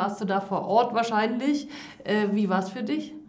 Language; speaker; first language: German; native; German